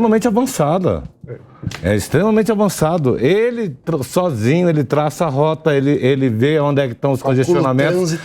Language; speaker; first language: Portuguese; native; Portuguese